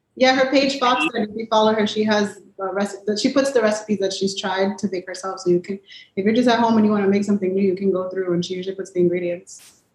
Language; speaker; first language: English; native; English